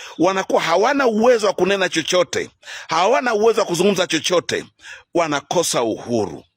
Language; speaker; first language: Swahili; native; Swahili